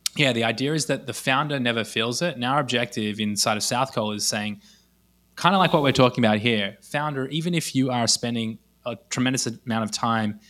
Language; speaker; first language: English; native; English